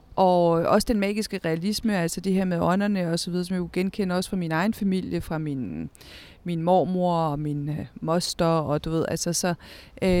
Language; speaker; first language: Danish; early bilingual, other home language; Spanish